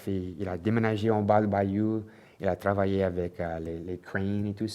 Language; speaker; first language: French; non-native, local second language; English